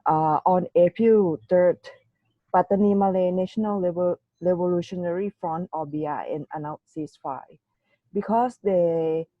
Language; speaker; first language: English; non-native, learner; Thai